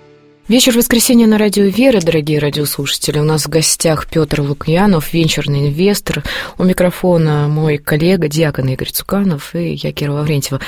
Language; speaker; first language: Russian; native; Russian